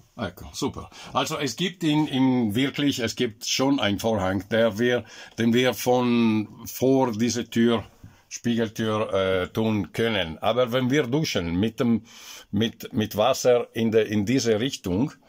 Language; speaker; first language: German; non-native, local second language; Italian